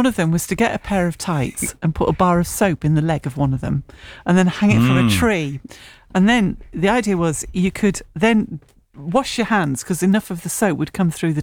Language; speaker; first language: English; native; English